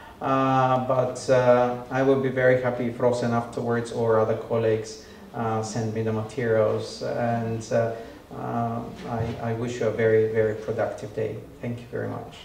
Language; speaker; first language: English; non-native, fluent; Bulgarian